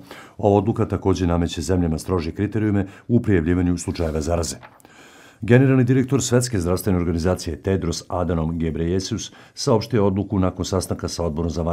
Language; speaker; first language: Serbian; native; Serbian